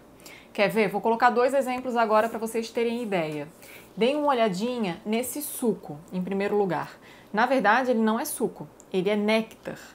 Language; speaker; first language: Portuguese; native; Portuguese